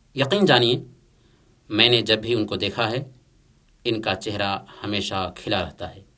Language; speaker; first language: Urdu; native; Urdu